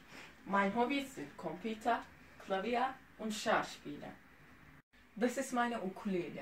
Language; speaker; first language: German; non-native, learner; Turkish